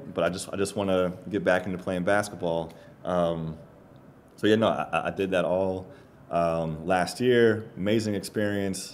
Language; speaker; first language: English; native; English